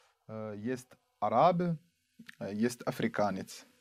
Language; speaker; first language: Russian; non-native, learner; Arabic